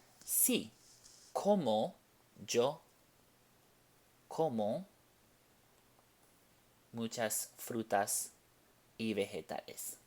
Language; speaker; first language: Spanish; non-native, fluent; English